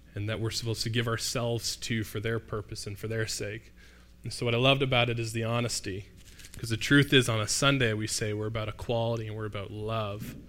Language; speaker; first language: English; native; English